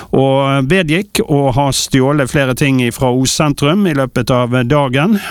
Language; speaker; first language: Norwegian; native; Norwegian